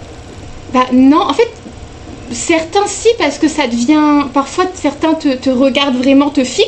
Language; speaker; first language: French; native; French